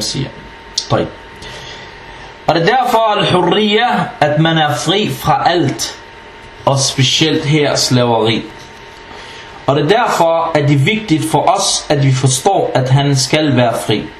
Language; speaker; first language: Danish; non-native, fluent; Arabic